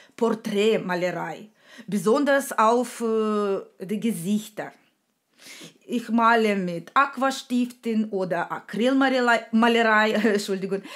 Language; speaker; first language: German; non-native, learner; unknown